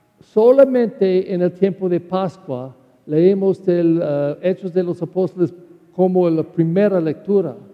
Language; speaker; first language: Spanish; non-native, learner; English